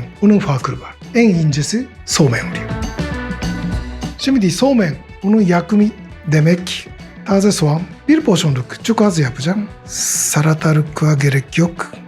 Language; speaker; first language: Turkish; non-native, learner; Japanese